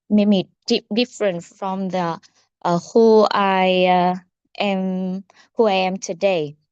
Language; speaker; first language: English; non-native, learner; Vietnamese